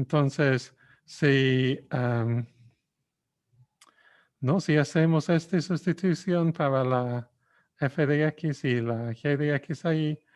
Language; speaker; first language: Spanish; non-native, fluent; English